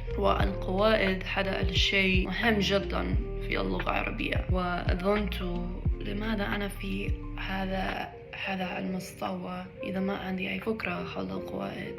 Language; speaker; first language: Arabic; non-native, learner; English